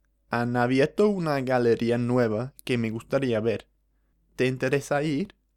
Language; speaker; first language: Spanish; non-native, fluent; English